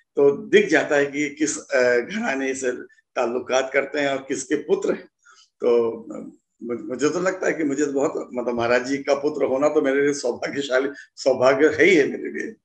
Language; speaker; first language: Hindi; native; Hindi